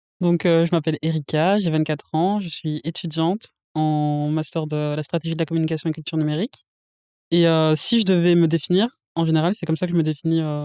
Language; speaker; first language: French; native; French